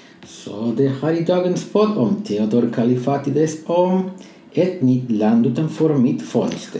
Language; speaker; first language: Swedish; non-native, fluent; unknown